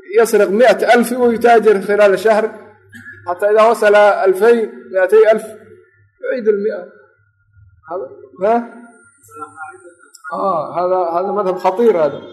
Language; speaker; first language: Arabic; non-native, local second language; Somali